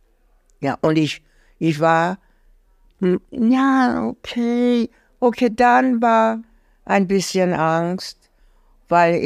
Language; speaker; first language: German; non-native, learner; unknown